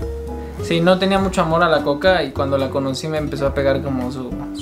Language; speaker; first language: Spanish; native; Spanish